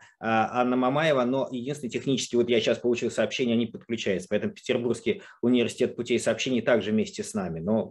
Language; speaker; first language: Russian; native; Russian